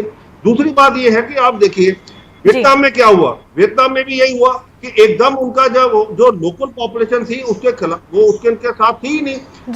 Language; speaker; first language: Hindi; native; Hindi